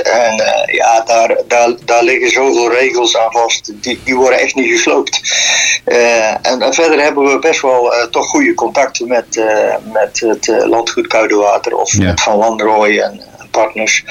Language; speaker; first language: Dutch; native; Dutch